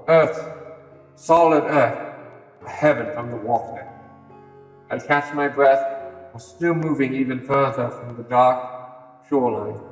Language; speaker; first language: English; native; English